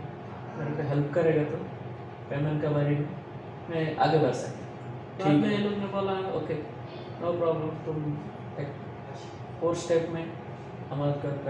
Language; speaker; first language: Hindi; non-native, learner; Bangla